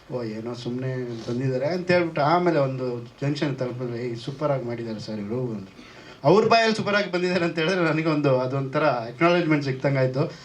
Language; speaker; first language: Kannada; non-native, local second language; Kodava